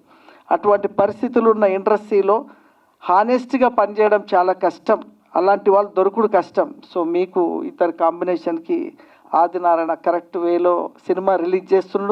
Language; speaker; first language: Telugu; native; Telugu